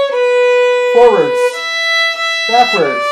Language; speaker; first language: English; native; English